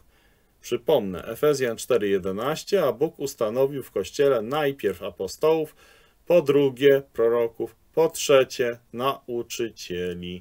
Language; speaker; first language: Polish; native; Polish